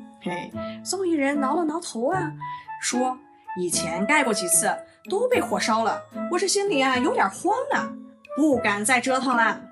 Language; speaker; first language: Chinese; native; Chinese